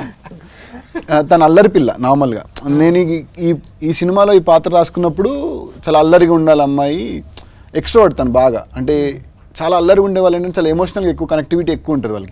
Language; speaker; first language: Telugu; native; Telugu